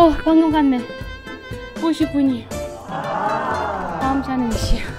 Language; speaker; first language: Korean; non-native, fluent; Uzbek